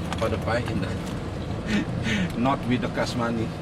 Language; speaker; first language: English; non-native, learner; Indonesian